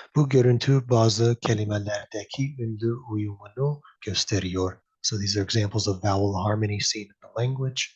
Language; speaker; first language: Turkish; non-native, learner; English